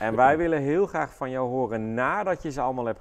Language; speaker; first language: Dutch; native; Dutch